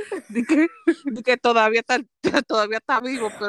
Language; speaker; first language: Spanish; early bilingual, heritage; Spanish